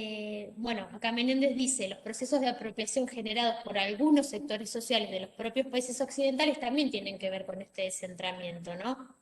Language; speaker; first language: Spanish; native; Spanish